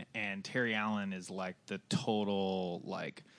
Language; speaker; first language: English; native; English